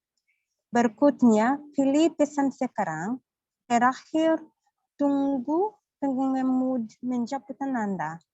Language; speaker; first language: Indonesian; non-native, learner; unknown